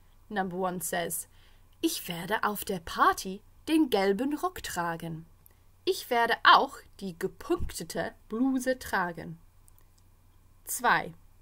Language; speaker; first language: German; non-native, fluent; English